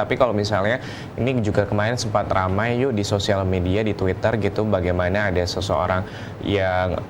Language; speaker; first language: Indonesian; native; Indonesian